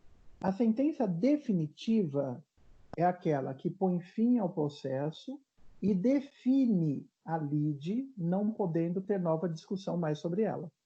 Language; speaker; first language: Portuguese; native; Portuguese